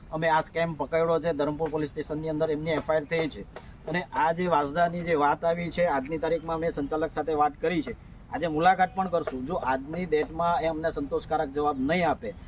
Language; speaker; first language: Gujarati; native; Gujarati